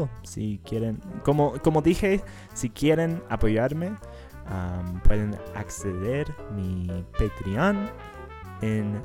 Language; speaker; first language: Spanish; non-native, fluent; English